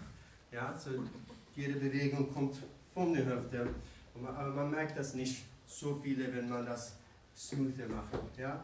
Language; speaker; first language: German; non-native, fluent; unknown